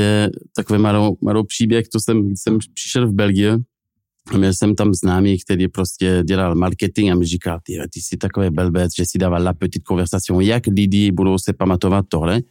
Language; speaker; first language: Czech; non-native, fluent; French